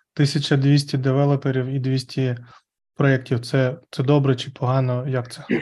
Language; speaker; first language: Ukrainian; native; Ukrainian